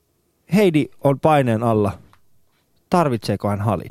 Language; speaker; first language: Finnish; early bilingual, other home language; Persian